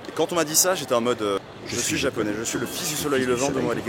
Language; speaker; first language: French; native; French